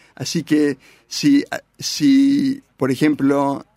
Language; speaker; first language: Spanish; early bilingual, heritage; Spanish